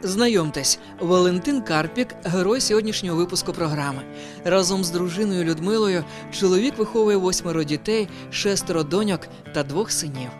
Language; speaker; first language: Ukrainian; native; Ukrainian